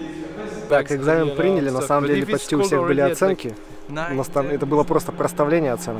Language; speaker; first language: Russian; native; Russian